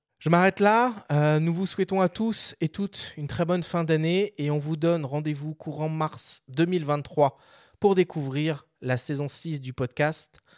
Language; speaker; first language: French; native; French